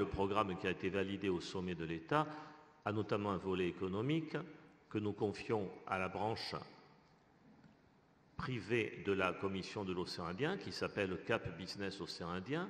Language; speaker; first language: French; native; French